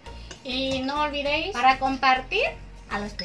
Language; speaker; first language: Spanish; non-native, learner; Indonesian